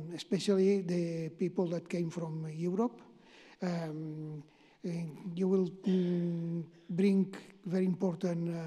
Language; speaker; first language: English; non-native, learner; Catalan